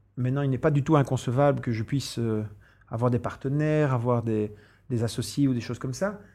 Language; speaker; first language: French; non-native, fluent; English